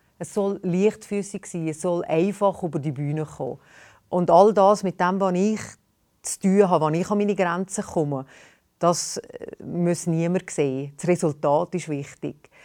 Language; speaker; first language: German; native; German